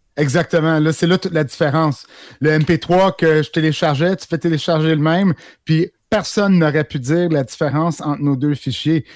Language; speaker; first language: French; native; French